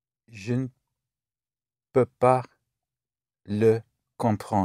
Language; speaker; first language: French; non-native, learner; English